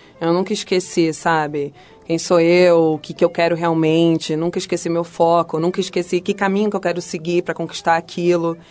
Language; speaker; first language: Portuguese; early bilingual, other home language; Spanish